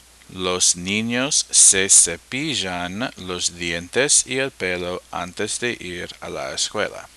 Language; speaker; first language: Spanish; non-native, fluent; English